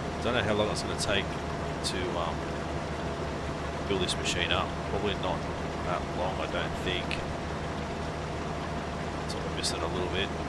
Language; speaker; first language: English; native; English